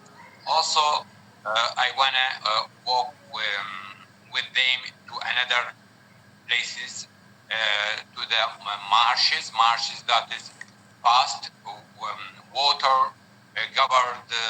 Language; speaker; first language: English; non-native, learner; Arabic